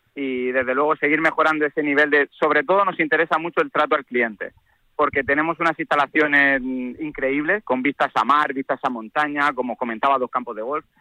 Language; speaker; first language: Spanish; native; Spanish